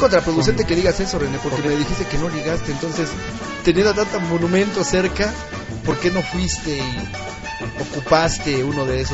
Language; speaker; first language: Spanish; native; Spanish